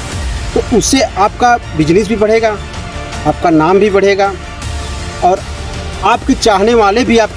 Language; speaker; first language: Hindi; native; Hindi